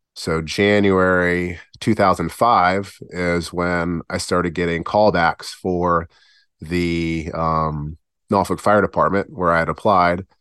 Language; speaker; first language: English; native; English